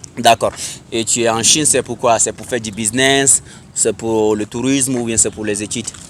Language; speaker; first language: French; non-native, local second language; Bambara